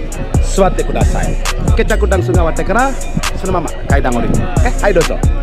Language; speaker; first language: Japanese; non-native, fluent; Indonesian